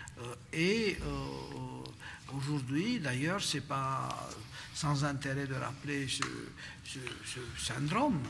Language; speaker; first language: French; non-native, fluent; Romanian